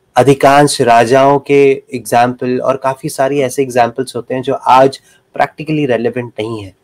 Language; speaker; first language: Hindi; native; Hindi